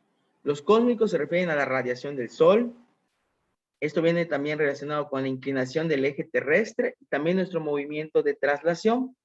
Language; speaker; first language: Spanish; native; Spanish